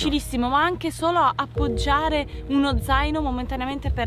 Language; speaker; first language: Italian; native; Italian